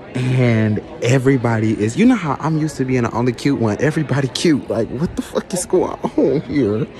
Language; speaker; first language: English; native; English